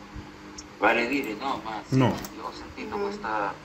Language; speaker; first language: Italian; non-native, learner; Spanish